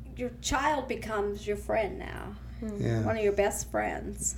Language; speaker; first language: English; native; English